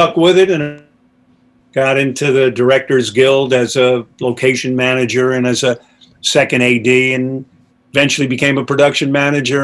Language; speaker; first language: English; native; English